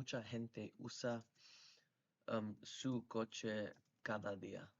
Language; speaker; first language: Spanish; non-native, fluent; English